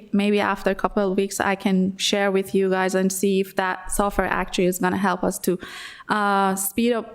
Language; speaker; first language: English; non-native, fluent; Persian